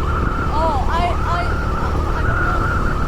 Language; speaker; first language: English; non-native, local second language; Cantonese